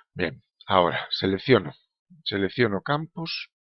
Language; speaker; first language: Spanish; native; Spanish